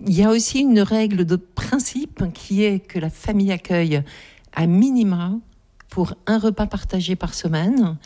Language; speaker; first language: French; native; French